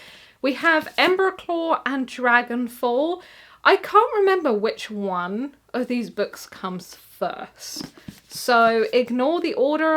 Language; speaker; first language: English; native; English